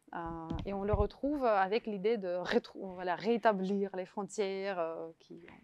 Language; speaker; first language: French; non-native, fluent; Russian